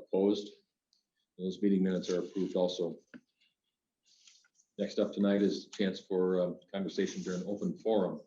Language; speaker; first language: English; native; English